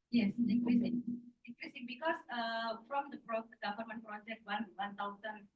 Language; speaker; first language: English; non-native, learner; Indonesian